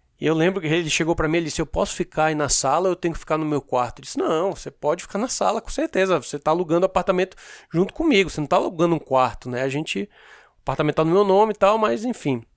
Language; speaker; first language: Portuguese; native; Portuguese